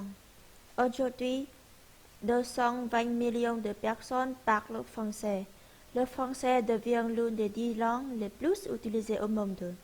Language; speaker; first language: French; non-native, learner; Vietnamese